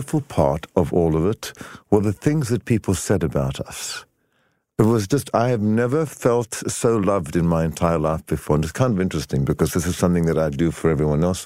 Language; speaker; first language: English; native; English